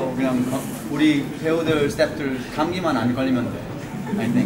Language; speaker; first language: Korean; early bilingual, heritage; English